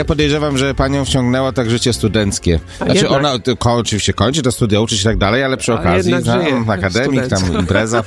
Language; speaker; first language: Polish; native; Polish